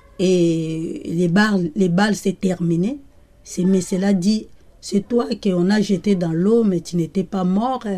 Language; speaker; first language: French; non-native, local second language; Lingala